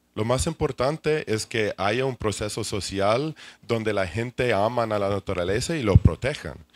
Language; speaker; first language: Spanish; non-native, fluent; English